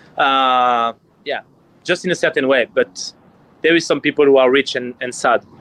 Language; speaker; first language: English; non-native, fluent; French